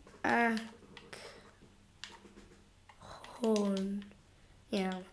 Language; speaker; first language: Welsh; non-native, local second language; English